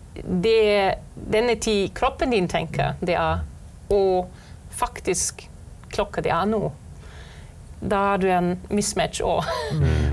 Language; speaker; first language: Norwegian; non-native, fluent; German